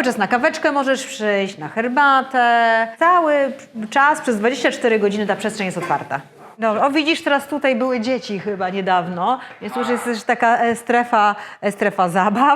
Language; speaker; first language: Polish; native; Polish